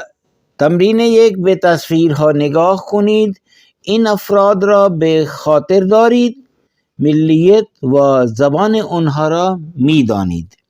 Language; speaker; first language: Persian; non-native, fluent; Urdu